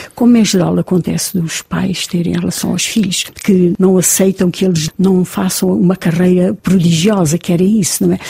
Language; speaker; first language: Portuguese; native; Portuguese